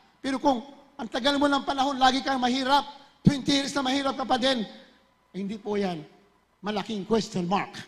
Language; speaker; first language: Filipino; native; Filipino